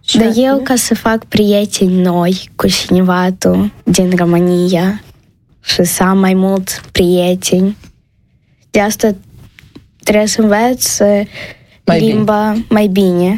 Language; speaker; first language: Romanian; non-native, local second language; Ukrainian